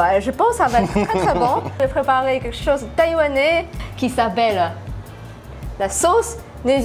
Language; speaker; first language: French; non-native, fluent; Chinese